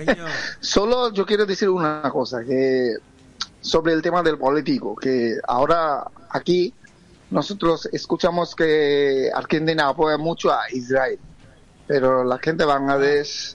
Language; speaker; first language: Spanish; non-native, fluent; Bangla